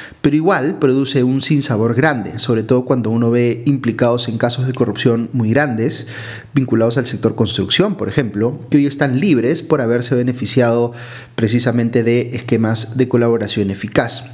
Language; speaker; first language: Spanish; native; Spanish